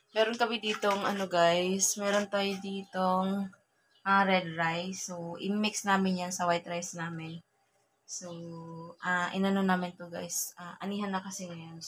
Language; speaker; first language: Filipino; non-native, local second language; Cebuano